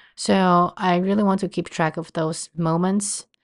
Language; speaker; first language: English; non-native, fluent; Chinese